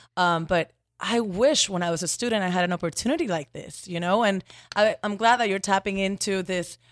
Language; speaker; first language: English; non-native, fluent; Spanish